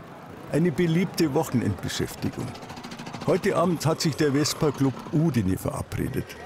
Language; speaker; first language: German; native; German